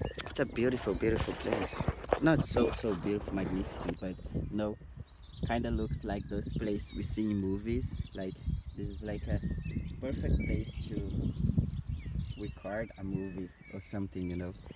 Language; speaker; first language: English; non-native, fluent; Portuguese